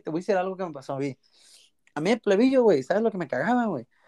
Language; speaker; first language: Spanish; early bilingual, heritage; Spanish